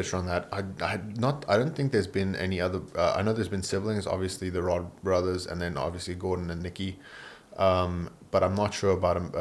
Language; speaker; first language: English; native; English